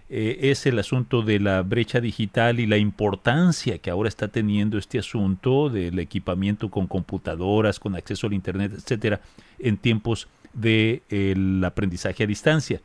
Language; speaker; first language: Spanish; native; Spanish